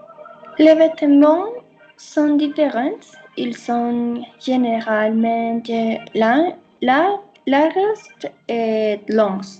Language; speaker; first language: French; non-native, learner; Spanish